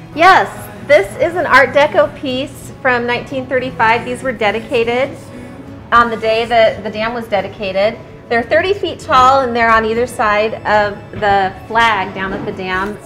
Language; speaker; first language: English; native; English